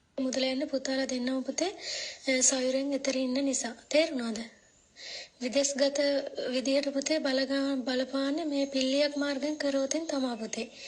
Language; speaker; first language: Sinhala; native; Sinhala